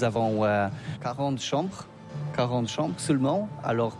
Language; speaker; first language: French; non-native, learner; Polish